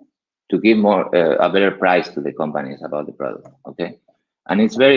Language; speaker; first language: English; non-native, learner; Spanish